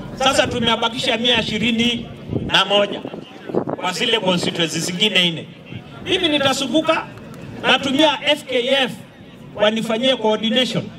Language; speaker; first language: Swahili; non-native, local second language; Masai